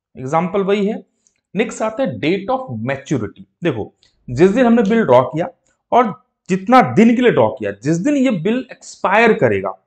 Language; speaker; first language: Hindi; native; Hindi